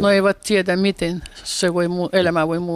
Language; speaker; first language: Finnish; non-native, fluent; Russian